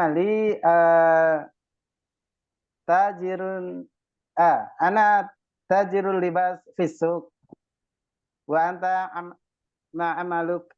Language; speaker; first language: Arabic; non-native, learner; Indonesian